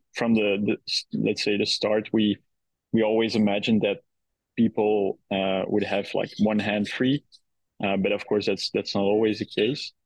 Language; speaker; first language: English; non-native, fluent; Dutch